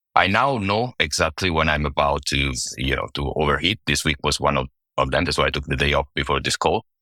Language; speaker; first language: English; non-native, fluent; Italian